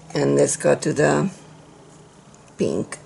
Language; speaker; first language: English; non-native, fluent; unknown